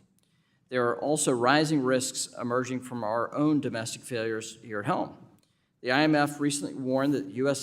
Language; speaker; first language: English; native; English